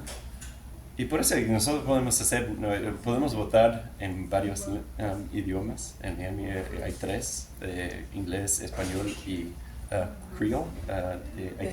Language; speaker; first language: Spanish; non-native, learner; English